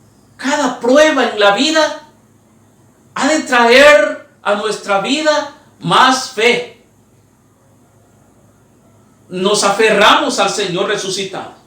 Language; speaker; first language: Spanish; native; Spanish